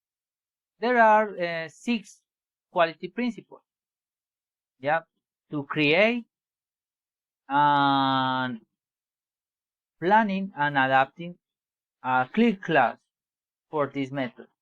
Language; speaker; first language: English; non-native, learner; Spanish